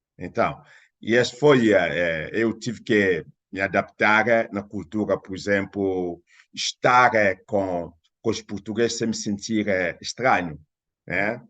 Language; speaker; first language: Portuguese; non-native, fluent; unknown